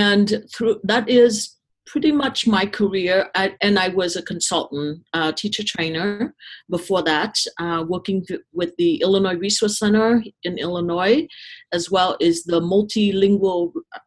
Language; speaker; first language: English; non-native, fluent; Vietnamese